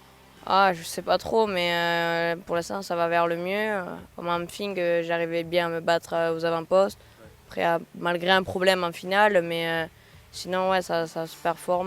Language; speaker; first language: French; native; French